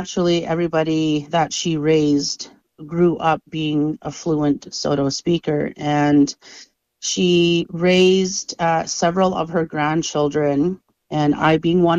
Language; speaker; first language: English; non-native, fluent; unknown